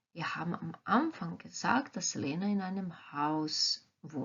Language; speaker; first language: German; non-native, fluent; Croatian